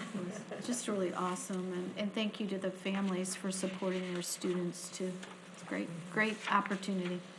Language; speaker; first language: English; native; English